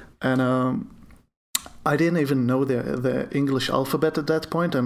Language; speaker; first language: English; non-native, fluent; Hebrew